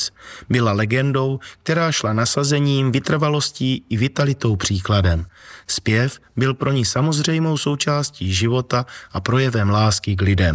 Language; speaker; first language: Czech; native; Czech